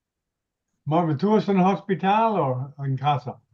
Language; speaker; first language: Spanish; non-native, learner; English